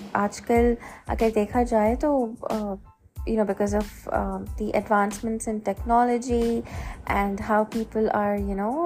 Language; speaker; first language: Hindi; native; Hindi